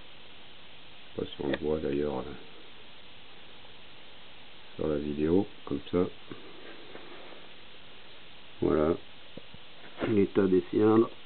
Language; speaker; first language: French; native; French